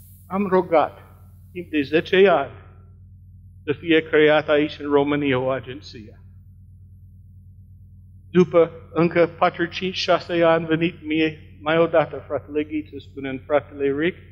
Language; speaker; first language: Romanian; non-native, learner; English